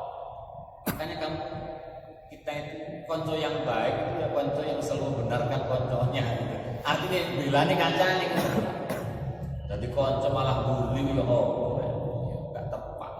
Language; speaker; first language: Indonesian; non-native, local second language; Javanese